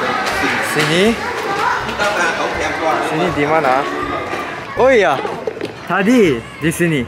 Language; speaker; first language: Indonesian; non-native, learner; Japanese